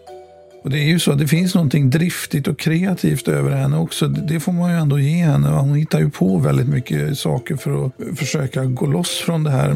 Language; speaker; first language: Swedish; native; Swedish